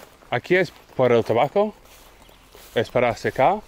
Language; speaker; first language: Spanish; non-native, learner; English